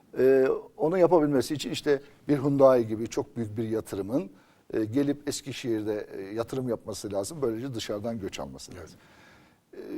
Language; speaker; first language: Turkish; native; Turkish